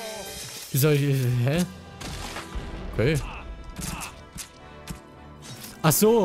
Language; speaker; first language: German; native; German